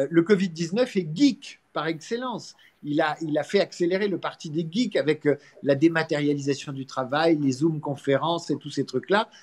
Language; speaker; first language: French; native; French